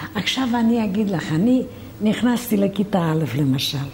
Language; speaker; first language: Hebrew; non-native, fluent; Romanian